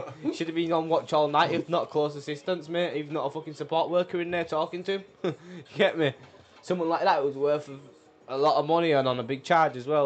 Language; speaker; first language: English; native; English